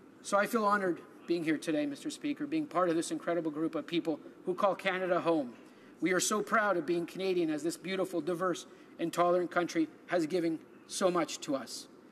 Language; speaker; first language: English; early bilingual, other home language; Italian